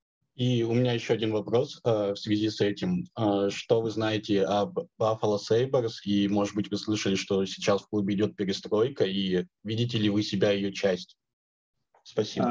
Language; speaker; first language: Russian; native; Russian